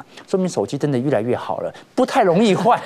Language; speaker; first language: Chinese; native; Chinese